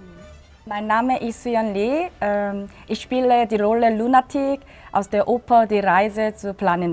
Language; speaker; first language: German; non-native, learner; Korean